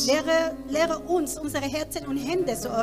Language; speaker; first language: German; non-native, learner; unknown